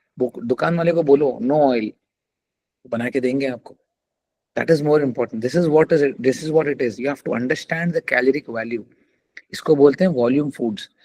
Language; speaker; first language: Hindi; non-native, local second language; Telugu